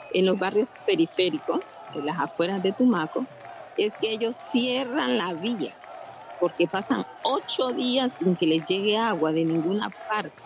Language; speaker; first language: Spanish; native; Spanish